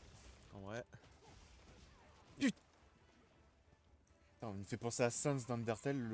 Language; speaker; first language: French; native; French